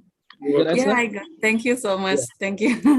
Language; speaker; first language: English; non-native, fluent; Indonesian